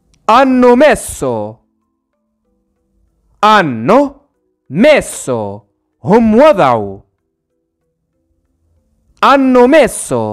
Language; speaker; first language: Italian; non-native, fluent; Arabic